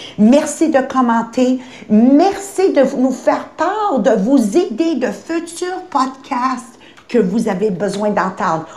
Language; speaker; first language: French; native; French